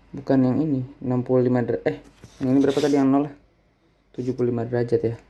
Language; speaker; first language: Indonesian; native; Indonesian